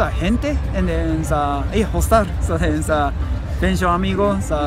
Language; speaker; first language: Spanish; non-native, learner; Japanese